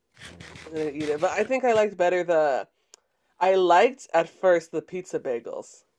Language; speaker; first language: English; early bilingual, other home language; Spanish